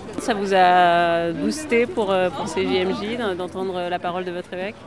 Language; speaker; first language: French; native; French